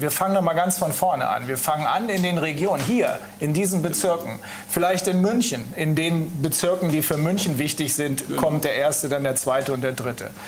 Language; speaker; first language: German; native; German